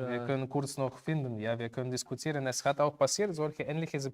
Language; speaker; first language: German; non-native, learner; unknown